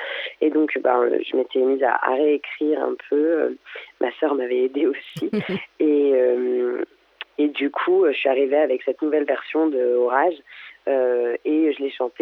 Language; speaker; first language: French; native; French